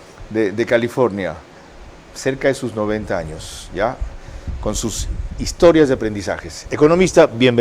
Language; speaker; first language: Spanish; native; Spanish